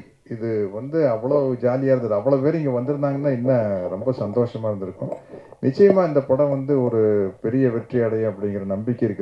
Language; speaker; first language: Tamil; native; Tamil